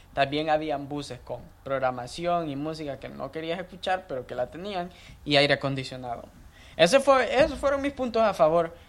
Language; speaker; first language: Spanish; native; Spanish